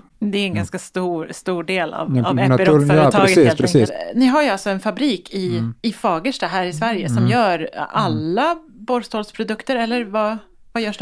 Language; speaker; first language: Swedish; native; Swedish